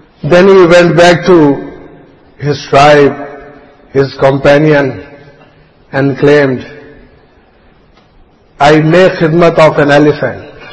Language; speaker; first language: English; non-native, local second language; Urdu